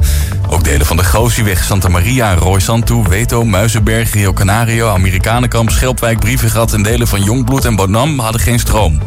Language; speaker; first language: Dutch; native; Dutch